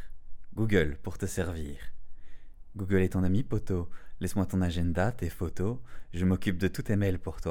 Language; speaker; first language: French; native; French